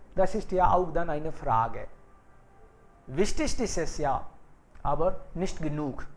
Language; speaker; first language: German; non-native, fluent; Hindi